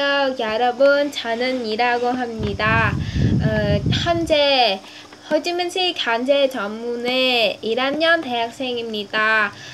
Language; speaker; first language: Korean; non-native, learner; Vietnamese